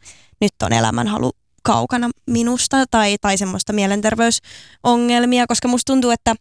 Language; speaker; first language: Finnish; native; Finnish